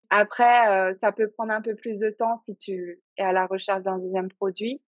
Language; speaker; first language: French; native; French